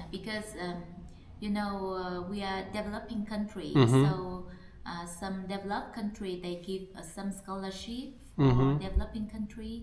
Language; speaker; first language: English; non-native, learner; Vietnamese